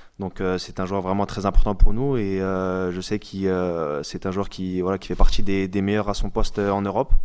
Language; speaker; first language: French; native; French